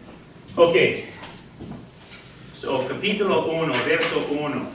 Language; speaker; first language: Spanish; non-native, fluent; English